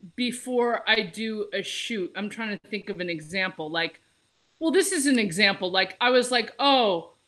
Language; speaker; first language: English; native; English